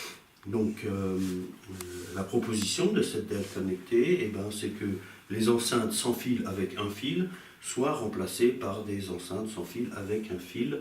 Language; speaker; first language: French; native; French